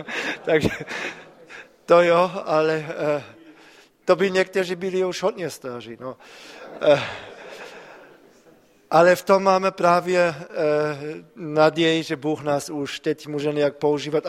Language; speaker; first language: Czech; non-native, fluent; German